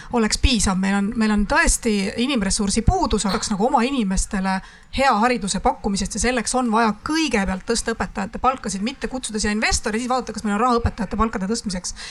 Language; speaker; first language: Estonian; native; Estonian